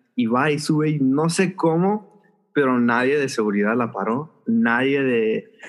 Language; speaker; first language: Spanish; early bilingual, heritage; Spanish